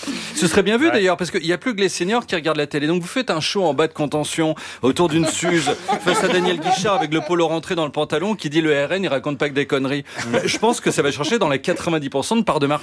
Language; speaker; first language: French; native; French